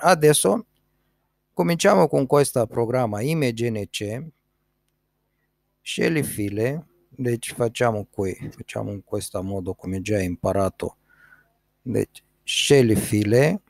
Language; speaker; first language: Italian; non-native, learner; Romanian